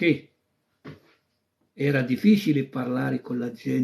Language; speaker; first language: Italian; non-native, fluent; Arabic